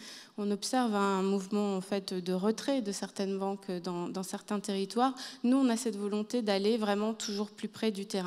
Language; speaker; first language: French; native; French